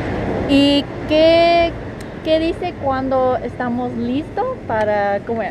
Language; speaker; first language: Spanish; non-native, learner; English